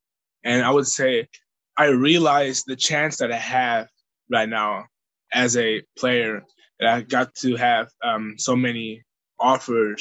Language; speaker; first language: English; non-native, fluent; German